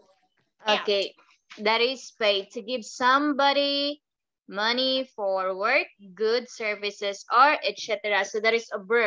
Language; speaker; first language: English; non-native, fluent; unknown